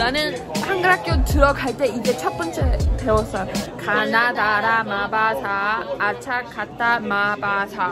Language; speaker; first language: Korean; early bilingual, heritage; English